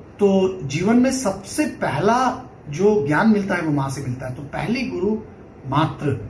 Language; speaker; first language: Hindi; non-native, local second language; Bangla